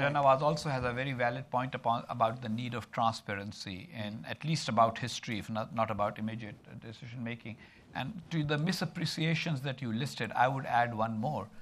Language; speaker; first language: English; non-native, local second language; Urdu